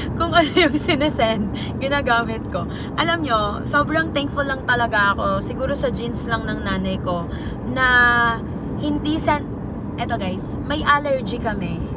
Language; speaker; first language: Filipino; non-native, local second language; Waray